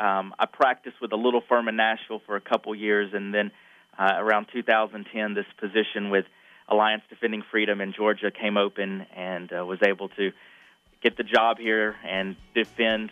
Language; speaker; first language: English; native; English